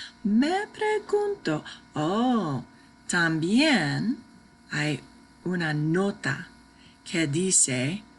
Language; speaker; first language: Spanish; non-native, fluent; English